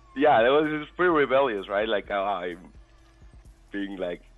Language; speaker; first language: English; non-native, fluent; Spanish